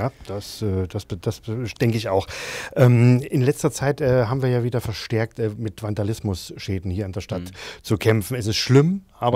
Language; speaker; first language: German; native; German